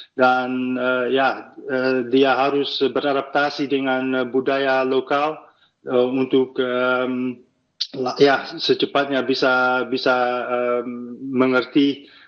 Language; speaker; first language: Indonesian; early bilingual, heritage; Dutch